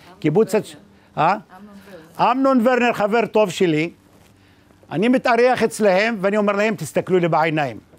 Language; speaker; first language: Hebrew; non-native, local second language; Arabic